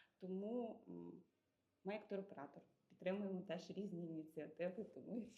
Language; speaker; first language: Ukrainian; native; Ukrainian